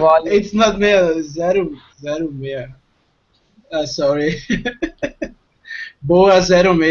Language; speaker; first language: English; non-native, fluent; Portuguese